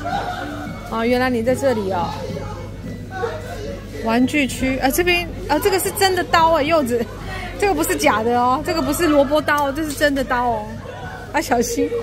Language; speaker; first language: Chinese; non-native, learner; Japanese